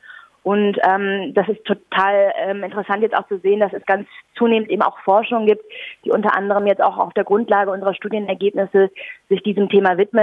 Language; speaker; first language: German; native; German